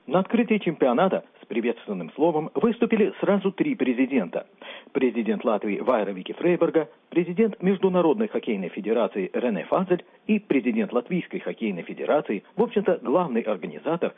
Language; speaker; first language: Russian; native; Russian